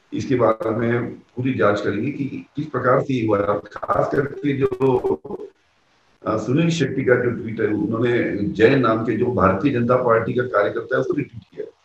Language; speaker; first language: Hindi; non-native, local second language; Marathi